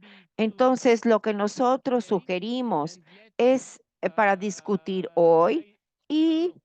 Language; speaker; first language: Spanish; non-native, fluent; Portuguese